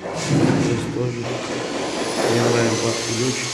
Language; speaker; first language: Russian; non-native, learner; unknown